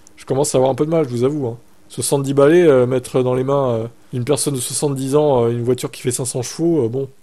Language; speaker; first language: French; native; French